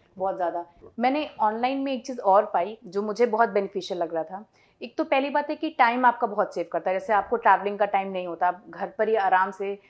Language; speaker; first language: Hindi; native; Hindi